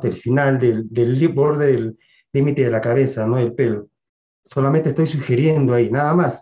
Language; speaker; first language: Spanish; native; Spanish